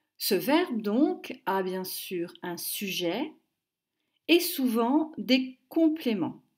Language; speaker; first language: French; native; French